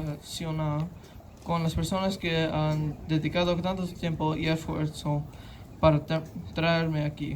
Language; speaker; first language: Spanish; non-native, local second language; English